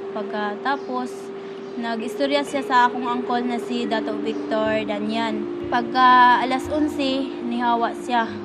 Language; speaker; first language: Cebuano; non-native, local second language; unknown